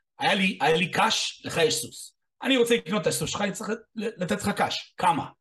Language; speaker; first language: Hebrew; non-native, fluent; English